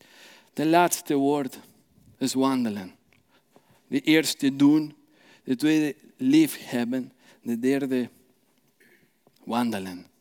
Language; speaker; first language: Dutch; non-native, fluent; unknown